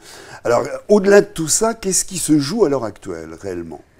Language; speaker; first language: French; native; French